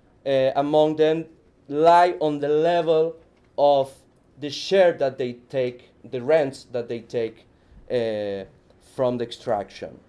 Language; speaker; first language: English; non-native, fluent; Spanish